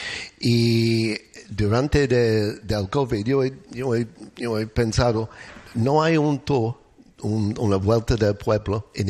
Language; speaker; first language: Spanish; non-native, learner; English